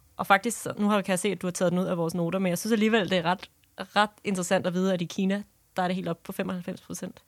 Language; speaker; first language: Danish; native; Danish